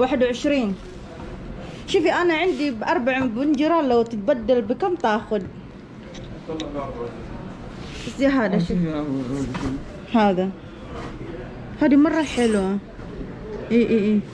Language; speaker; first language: Arabic; non-native, learner; Indonesian